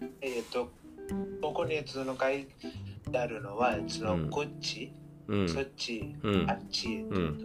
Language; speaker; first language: Japanese; non-native, learner; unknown